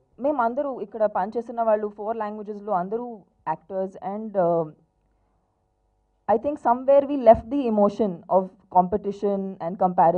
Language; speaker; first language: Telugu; non-native, fluent; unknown